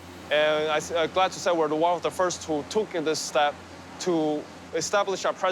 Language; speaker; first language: English; non-native, fluent; Chinese